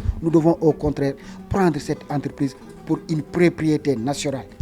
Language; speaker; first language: French; non-native, local second language; Wolof